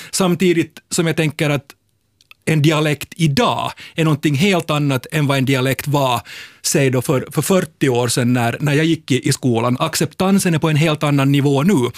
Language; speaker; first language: Swedish; native; Swedish